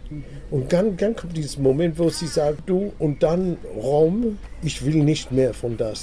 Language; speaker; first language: German; non-native, fluent; English